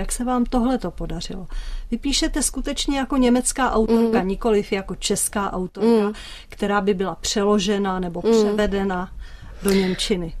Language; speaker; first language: Czech; native; Czech